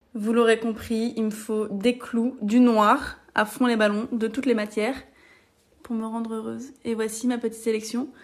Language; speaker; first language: French; native; French